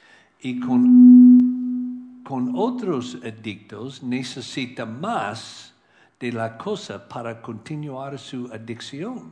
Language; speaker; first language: Spanish; non-native, learner; English